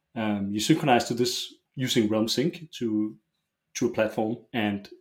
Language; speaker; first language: English; non-native, fluent; Danish